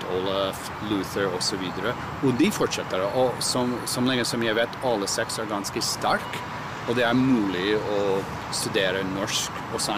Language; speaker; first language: Norwegian; non-native, learner; English